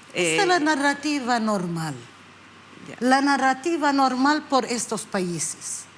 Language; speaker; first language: Spanish; non-native, learner; Arabic